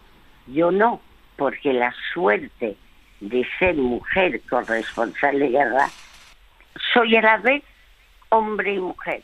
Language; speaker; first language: Spanish; early bilingual, other home language; French